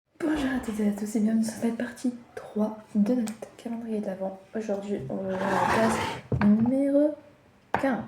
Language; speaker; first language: French; native; French